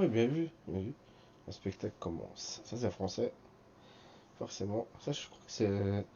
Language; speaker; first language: French; native; French